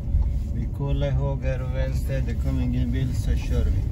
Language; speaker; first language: Swedish; non-native, fluent; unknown